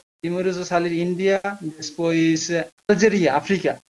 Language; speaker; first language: Spanish; non-native, learner; Bangla